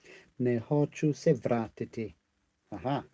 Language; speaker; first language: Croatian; non-native, learner; English